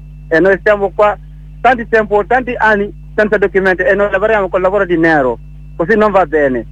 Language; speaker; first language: Italian; non-native, learner; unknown